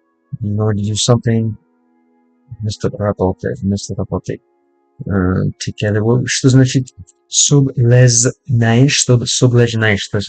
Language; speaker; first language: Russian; non-native, learner; English